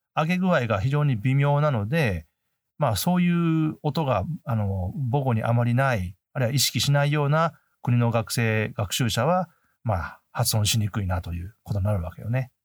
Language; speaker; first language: Japanese; native; Japanese